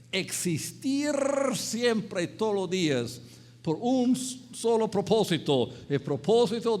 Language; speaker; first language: Spanish; non-native, fluent; English